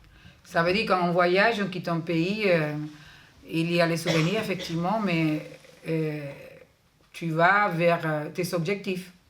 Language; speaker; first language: French; non-native, fluent; Spanish